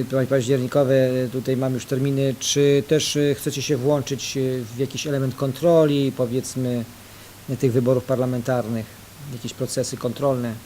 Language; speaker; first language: Polish; native; Polish